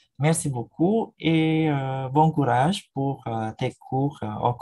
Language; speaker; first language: French; non-native, fluent; Indonesian